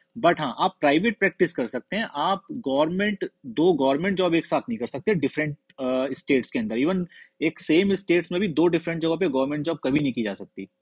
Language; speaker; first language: Hindi; native; Hindi